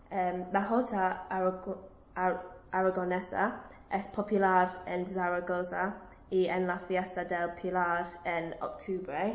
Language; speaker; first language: Spanish; non-native, learner; English